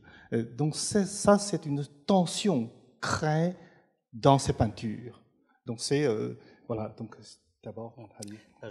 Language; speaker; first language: French; non-native, fluent; Chinese